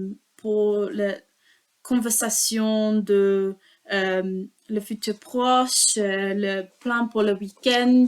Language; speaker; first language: French; non-native, learner; English